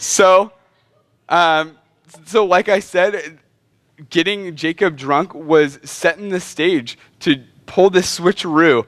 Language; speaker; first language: English; native; English